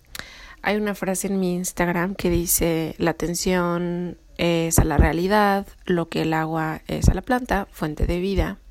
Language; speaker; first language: Spanish; native; Spanish